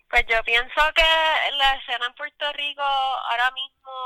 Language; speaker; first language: Spanish; native; Spanish